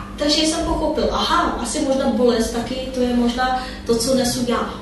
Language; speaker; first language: Czech; non-native, fluent; Korean